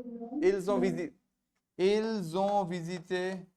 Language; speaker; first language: French; non-native, fluent; Hindi